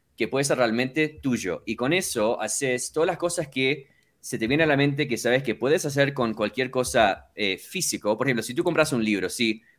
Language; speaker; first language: Spanish; early bilingual, heritage; Spanish